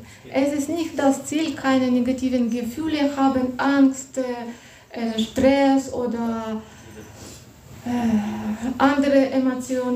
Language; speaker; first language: German; non-native, fluent; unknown